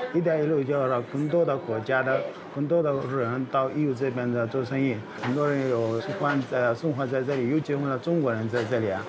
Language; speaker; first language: Chinese; non-native, learner; Arabic